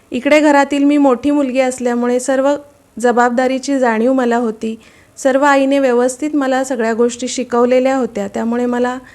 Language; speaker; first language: Marathi; native; Marathi